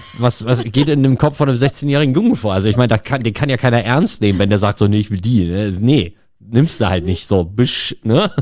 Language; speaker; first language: German; native; German